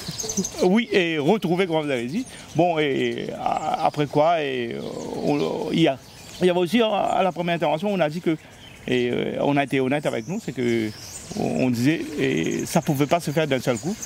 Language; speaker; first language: French; non-native, local second language; Morisyen